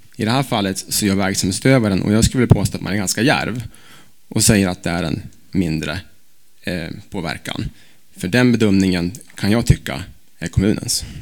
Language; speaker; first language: Swedish; native; Swedish